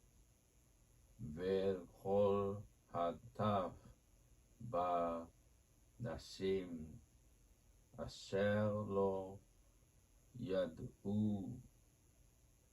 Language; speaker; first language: Hebrew; non-native, learner; Japanese